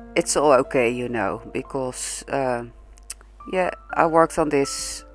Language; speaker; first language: English; non-native, fluent; Dutch